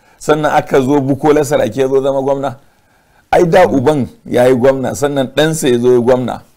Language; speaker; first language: Hausa; native; Hausa